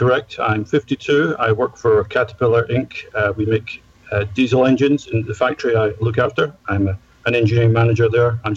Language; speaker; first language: English; native; English